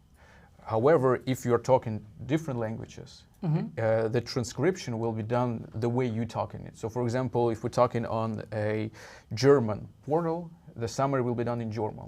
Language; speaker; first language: English; non-native, fluent; Russian